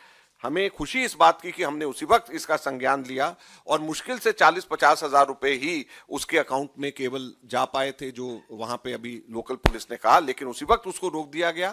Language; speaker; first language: Hindi; native; Hindi